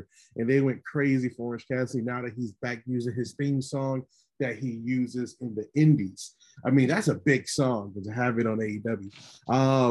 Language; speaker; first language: English; native; English